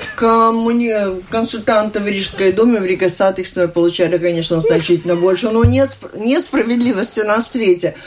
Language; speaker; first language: Russian; native; Russian